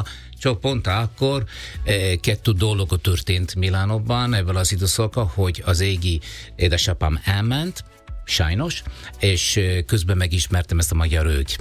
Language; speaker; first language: Hungarian; non-native, learner; Italian